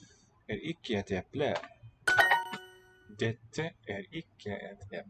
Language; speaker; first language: Norwegian; non-native, learner; English